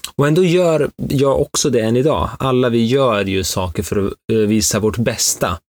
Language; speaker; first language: Swedish; early bilingual, other home language; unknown